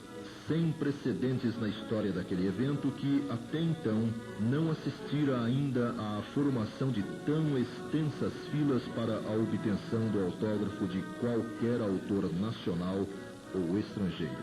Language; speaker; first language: Portuguese; native; Portuguese